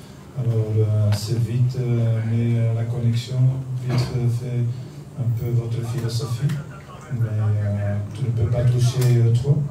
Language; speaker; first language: French; non-native, learner; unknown